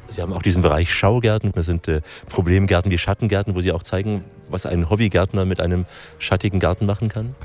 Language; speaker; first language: German; native; German